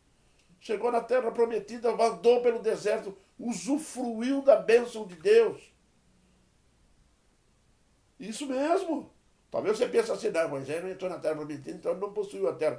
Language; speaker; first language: Portuguese; native; Portuguese